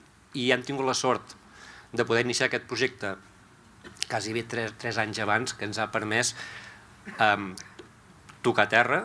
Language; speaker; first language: Catalan; native; Catalan